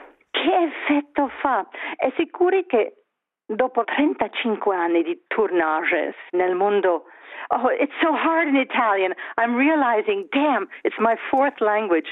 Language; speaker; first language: Italian; non-native, learner; Swiss German